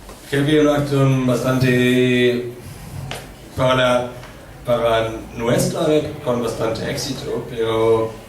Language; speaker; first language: Spanish; non-native, fluent; German